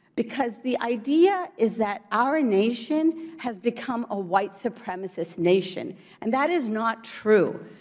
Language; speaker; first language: English; early bilingual, other home language; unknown